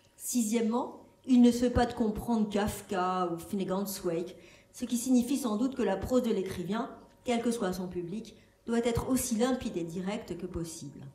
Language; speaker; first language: French; native; French